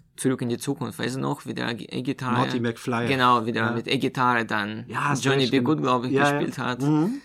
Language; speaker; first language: German; non-native, fluent; Russian